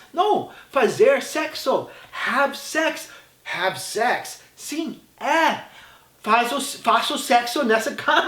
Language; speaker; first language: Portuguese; non-native, fluent; English